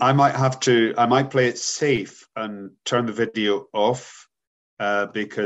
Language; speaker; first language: English; native; English